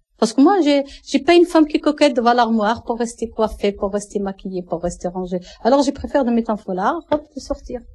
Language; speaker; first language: French; non-native, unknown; Arabic